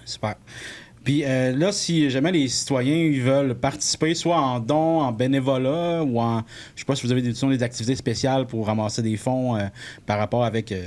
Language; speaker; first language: French; native; French